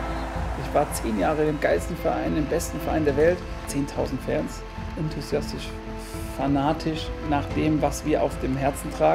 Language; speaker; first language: German; native; German